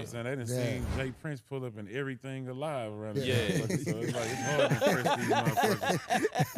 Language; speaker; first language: English; native; English